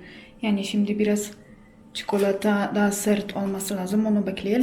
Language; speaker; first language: Turkish; non-native, fluent; Polish